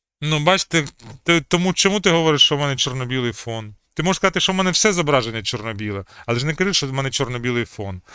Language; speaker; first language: Ukrainian; native; Ukrainian